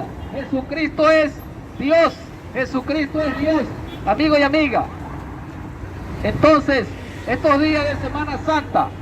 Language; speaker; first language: Spanish; native; Spanish